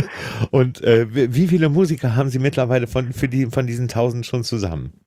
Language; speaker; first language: German; native; German